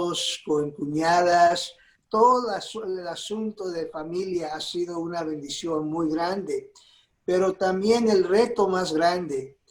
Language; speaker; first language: Spanish; early bilingual, heritage; Spanish